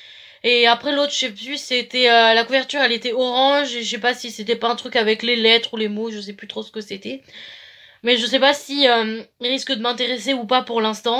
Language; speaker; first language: French; native; French